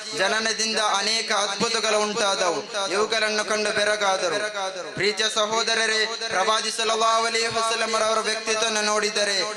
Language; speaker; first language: Kannada; non-native, local second language; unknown